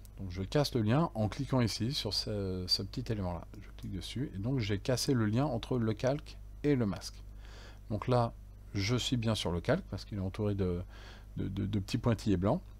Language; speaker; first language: French; native; French